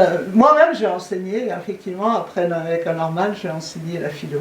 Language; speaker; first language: French; native; French